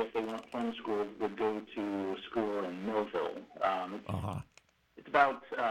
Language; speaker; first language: English; native; English